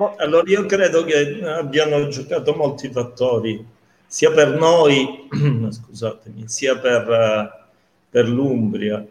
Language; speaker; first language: Italian; native; Italian